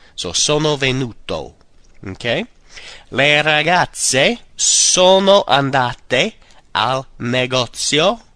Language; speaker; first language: Italian; non-native, fluent; English